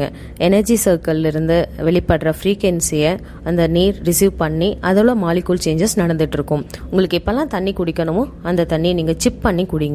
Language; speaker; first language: Tamil; native; Tamil